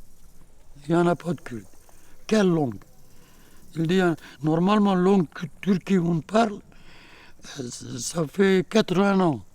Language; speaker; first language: French; non-native, learner; Kurdish